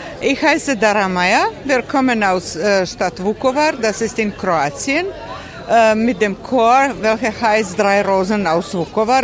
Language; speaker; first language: German; early bilingual, heritage; German